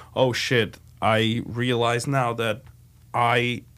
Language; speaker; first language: English; non-native, fluent; Slovak